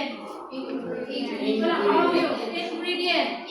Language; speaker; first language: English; non-native, learner; Indonesian